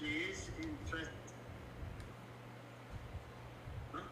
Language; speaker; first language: English; non-native, learner; Spanish